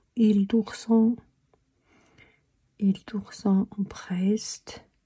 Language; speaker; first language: French; non-native, learner; Chinese